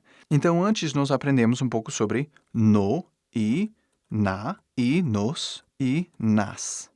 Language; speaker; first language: Portuguese; non-native, fluent; English